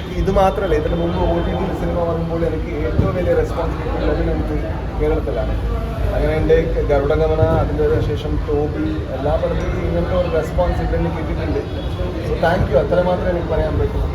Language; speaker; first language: Malayalam; non-native, learner; Kannada